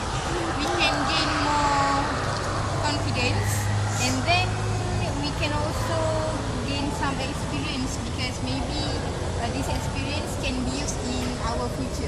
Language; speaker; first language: English; non-native, learner; Malay